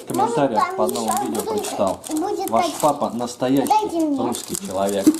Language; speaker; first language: Russian; native; Russian